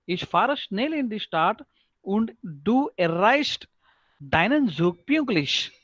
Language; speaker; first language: German; non-native, fluent; Marathi